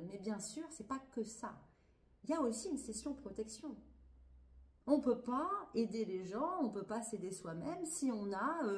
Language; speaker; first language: French; native; French